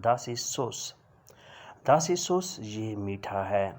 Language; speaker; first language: German; non-native, learner; Urdu